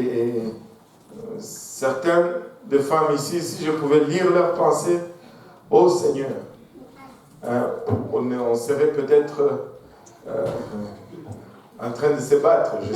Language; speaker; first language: French; non-native, local second language; Swahili